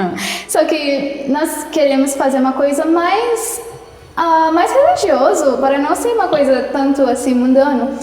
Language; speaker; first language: Portuguese; non-native, fluent; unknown